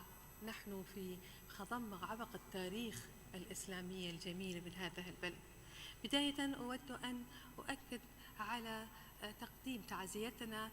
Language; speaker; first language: Arabic; native; Arabic